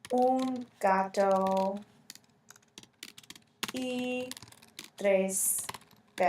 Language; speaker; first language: Spanish; non-native, fluent; English